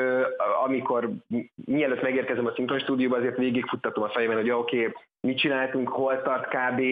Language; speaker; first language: Hungarian; native; Hungarian